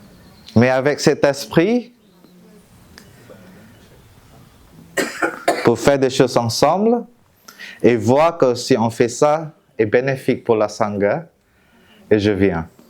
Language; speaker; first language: French; non-native, fluent; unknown